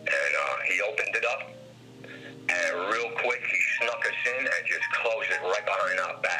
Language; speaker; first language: English; native; English